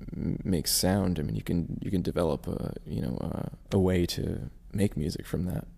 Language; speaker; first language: English; native; English